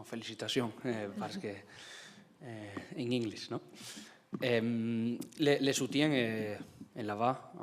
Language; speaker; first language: French; non-native, learner; Spanish